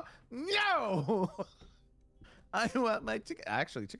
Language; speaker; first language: English; native; English